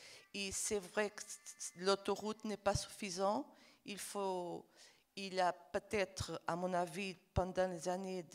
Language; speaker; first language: French; non-native, fluent; Portuguese